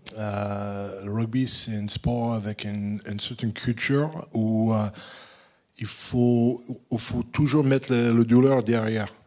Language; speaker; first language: French; non-native, fluent; English